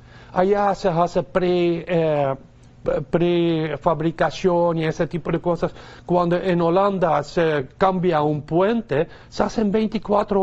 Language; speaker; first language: Spanish; non-native, fluent; Dutch